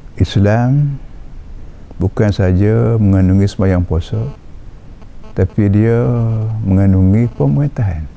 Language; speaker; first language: Malay; native; Malay